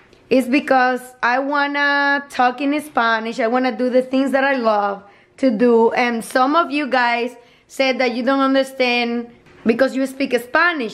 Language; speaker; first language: English; non-native, learner; Spanish